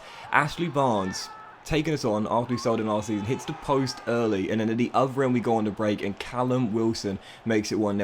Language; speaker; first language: English; native; English